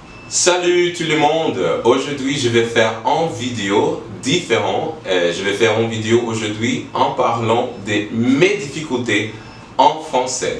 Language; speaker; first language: French; non-native, learner; English